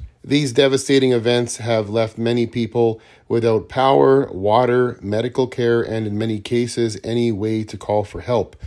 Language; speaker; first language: English; native; English